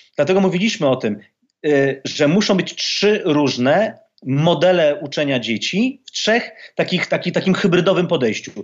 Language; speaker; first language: Polish; native; Polish